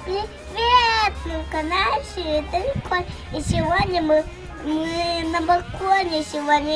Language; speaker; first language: Russian; early bilingual, heritage; Russian